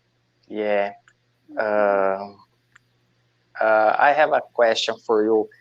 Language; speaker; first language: English; non-native, learner; Portuguese